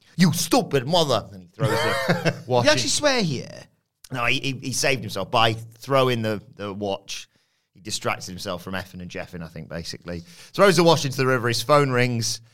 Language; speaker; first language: English; native; English